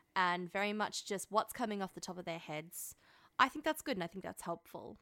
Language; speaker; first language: English; early bilingual, other home language; French